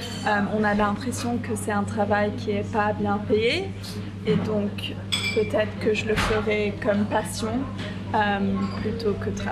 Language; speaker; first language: French; non-native, fluent; English